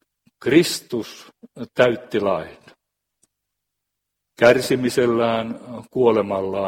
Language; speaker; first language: Finnish; native; Finnish